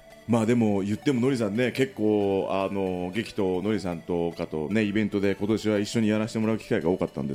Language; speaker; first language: Japanese; native; Japanese